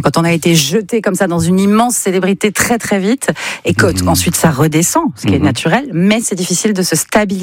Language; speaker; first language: French; native; French